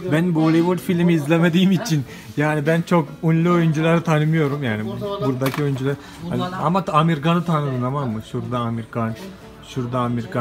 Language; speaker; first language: Turkish; non-native, fluent; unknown